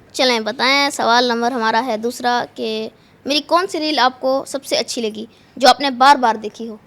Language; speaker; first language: Urdu; native; Urdu